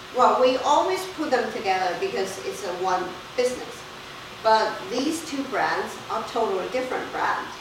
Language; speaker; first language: English; non-native, fluent; Chinese